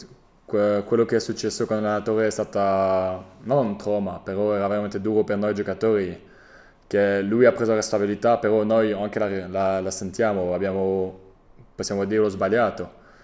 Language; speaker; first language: Italian; non-native, fluent; French